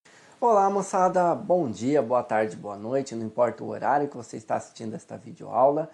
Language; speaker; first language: Portuguese; native; Portuguese